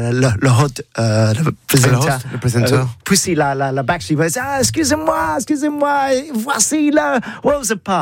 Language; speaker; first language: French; non-native, learner; English